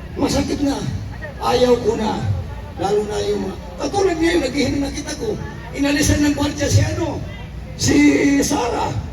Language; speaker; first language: Filipino; non-native, local second language; Cebuano